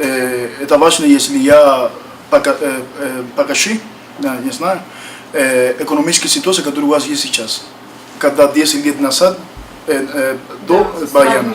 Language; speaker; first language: Russian; non-native, learner; Spanish